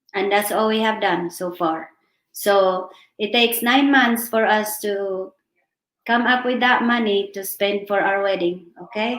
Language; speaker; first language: English; non-native, local second language; Filipino